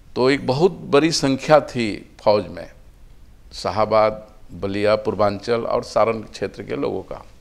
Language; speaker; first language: Hindi; native; Hindi